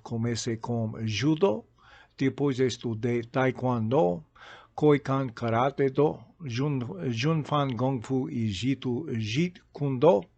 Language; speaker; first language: Portuguese; non-native, fluent; English